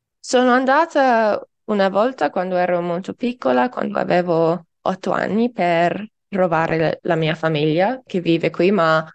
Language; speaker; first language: Italian; non-native, fluent; English